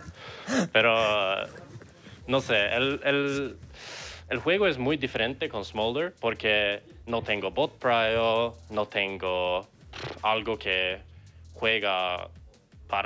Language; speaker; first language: Spanish; non-native, learner; English